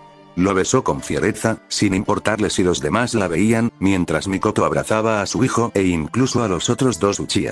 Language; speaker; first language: Spanish; native; Spanish